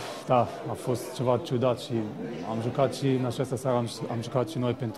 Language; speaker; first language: Romanian; early bilingual, heritage; Romanian